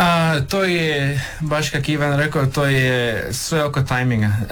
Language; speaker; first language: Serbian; early bilingual, heritage; English